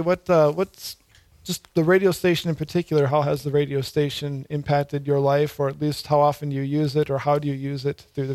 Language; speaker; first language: English; native; English